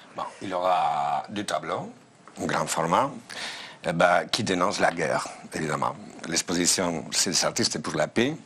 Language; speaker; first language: French; non-native, fluent; Spanish